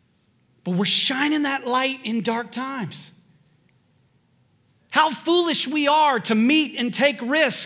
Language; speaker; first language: English; native; English